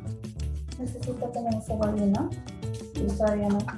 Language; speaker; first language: Spanish; early bilingual, heritage; Spanish